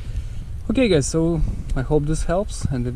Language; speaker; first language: English; non-native, fluent; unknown